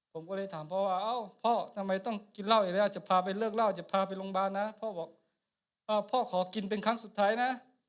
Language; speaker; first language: Thai; non-native, local second language; Akha